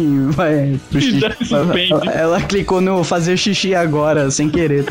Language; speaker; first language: Portuguese; native; Portuguese